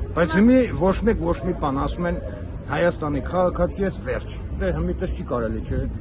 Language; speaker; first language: Armenian; native; Armenian